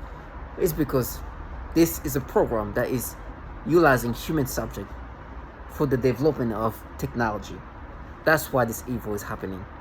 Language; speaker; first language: English; non-native, fluent; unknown